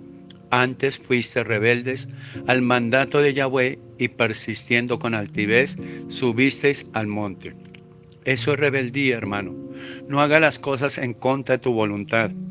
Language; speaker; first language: Spanish; native; Spanish